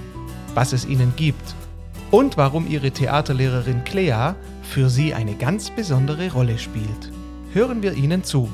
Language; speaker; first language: German; native; German